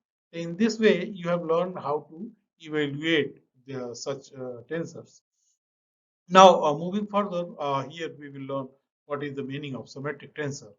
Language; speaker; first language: English; non-native, local second language; Hindi